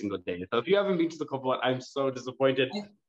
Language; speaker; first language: English; native; English